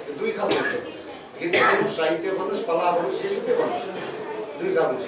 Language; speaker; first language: Nepali; non-native, local second language; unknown